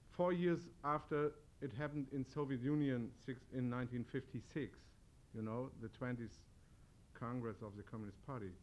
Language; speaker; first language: English; non-native, learner; German